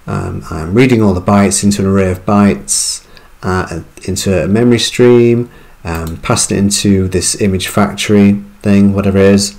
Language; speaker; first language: English; native; English